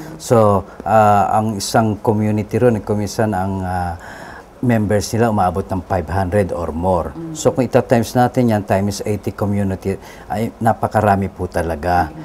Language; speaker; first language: Filipino; non-native, local second language; Bikol